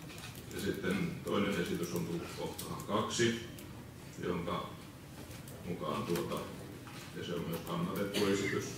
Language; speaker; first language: Finnish; native; Finnish